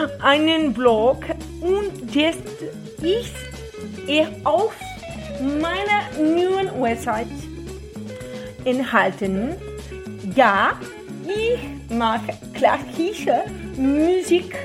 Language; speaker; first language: German; non-native, learner; Portuguese